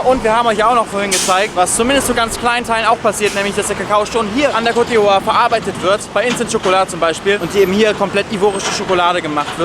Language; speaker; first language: German; native; German